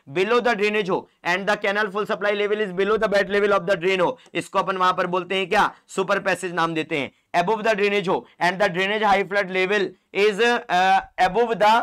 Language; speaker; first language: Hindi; non-native, local second language; Marathi